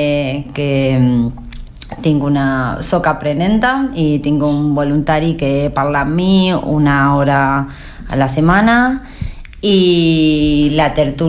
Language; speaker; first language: Catalan; non-native, learner; Spanish